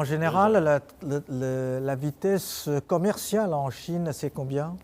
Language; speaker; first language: French; non-native, fluent; Chinese